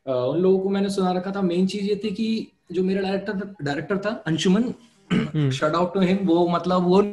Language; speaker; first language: Hindi; native; Hindi